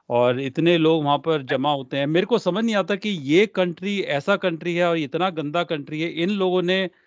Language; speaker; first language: Hindi; non-native, local second language; Punjabi